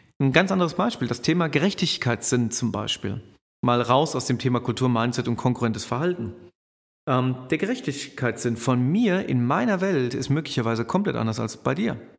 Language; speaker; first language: German; native; German